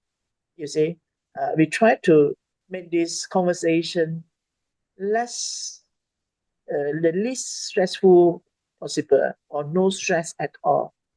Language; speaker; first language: English; non-native, fluent; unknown